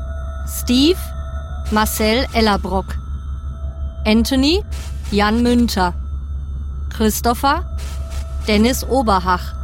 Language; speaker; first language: German; native; German